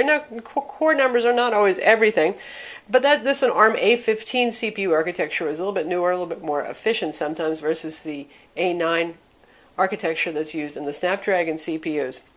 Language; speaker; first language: English; native; English